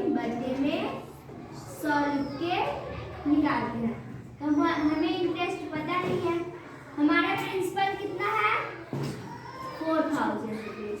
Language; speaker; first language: Hindi; native; Hindi